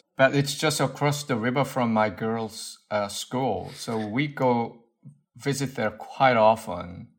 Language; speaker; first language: English; non-native, fluent; Korean